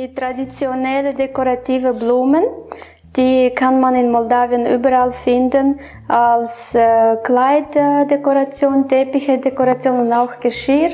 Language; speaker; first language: German; non-native, fluent; Romanian